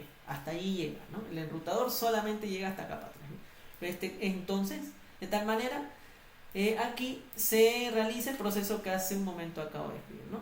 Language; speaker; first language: Spanish; native; Spanish